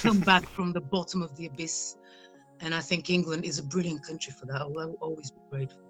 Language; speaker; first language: English; non-native, fluent; Bulgarian